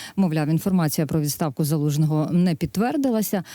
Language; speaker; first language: Ukrainian; native; Ukrainian